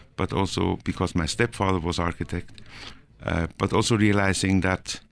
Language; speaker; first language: English; non-native, fluent; Norwegian